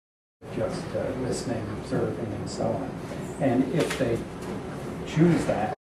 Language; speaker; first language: English; native; English